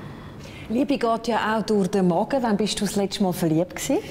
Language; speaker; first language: German; native; German